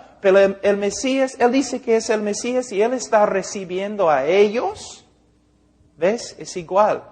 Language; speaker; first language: Spanish; non-native, fluent; English